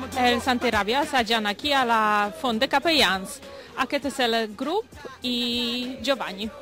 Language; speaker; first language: Catalan; native; Catalan